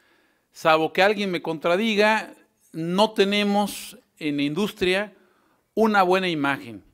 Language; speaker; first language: Spanish; native; Spanish